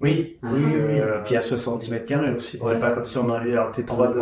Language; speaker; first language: French; native; French